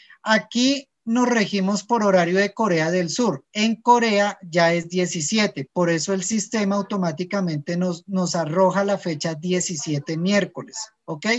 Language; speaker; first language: Spanish; native; Spanish